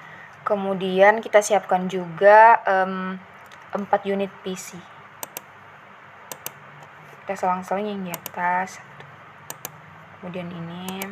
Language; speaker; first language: Indonesian; native; Indonesian